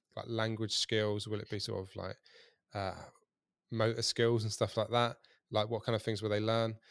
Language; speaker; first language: English; native; English